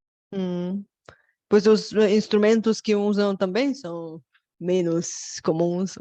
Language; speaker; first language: Portuguese; non-native, learner; Bulgarian